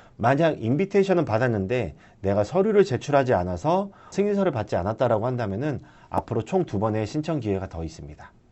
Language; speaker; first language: Korean; native; Korean